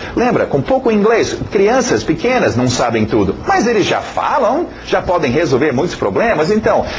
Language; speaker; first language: Portuguese; non-native, fluent; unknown